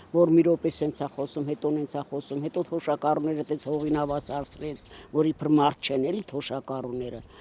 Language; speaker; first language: Armenian; native; Armenian